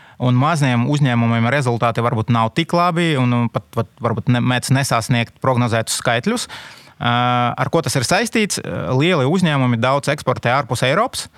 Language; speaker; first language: Latvian; non-native, local second language; Russian